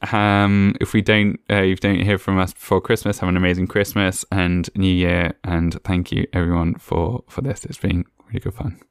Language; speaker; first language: English; native; English